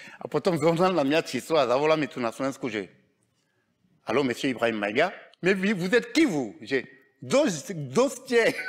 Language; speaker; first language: Slovak; non-native, fluent; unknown